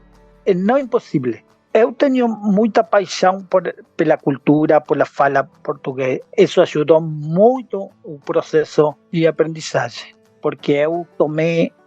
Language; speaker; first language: Portuguese; non-native, learner; Spanish